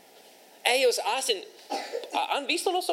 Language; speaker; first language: Spanish; non-native, fluent; English